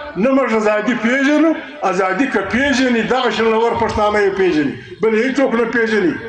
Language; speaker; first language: Pashto; native; Pashto